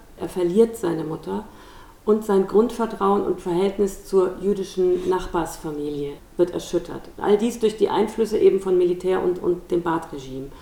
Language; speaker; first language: German; native; German